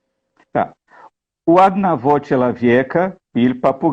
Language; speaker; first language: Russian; non-native, learner; Portuguese